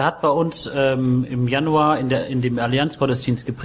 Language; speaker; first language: German; native; German